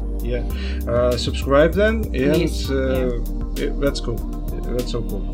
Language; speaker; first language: English; non-native, learner; Russian